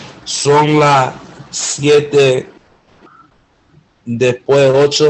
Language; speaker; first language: Spanish; non-native, learner; English